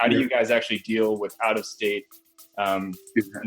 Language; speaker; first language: English; native; English